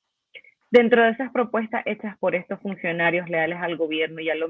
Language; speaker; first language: Spanish; native; Spanish